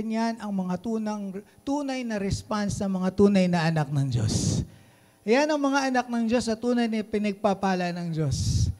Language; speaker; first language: Filipino; native; Filipino